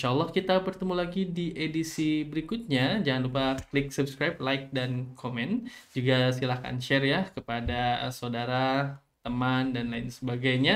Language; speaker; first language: Indonesian; native; Indonesian